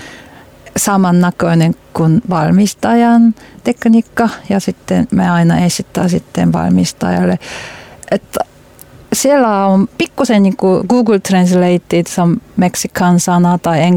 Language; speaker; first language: Finnish; non-native, learner; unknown